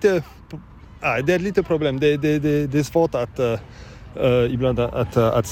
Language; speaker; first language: Swedish; non-native, learner; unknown